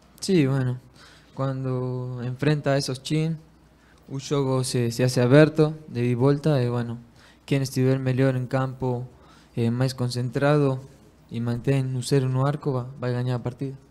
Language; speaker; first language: Portuguese; non-native, learner; Spanish